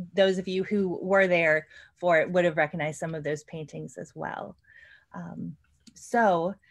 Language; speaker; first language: English; native; English